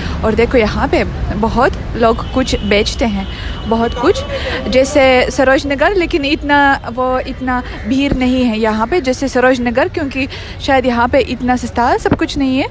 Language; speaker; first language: Hindi; non-native, fluent; Russian